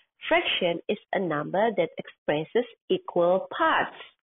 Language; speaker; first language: English; non-native, local second language; Malay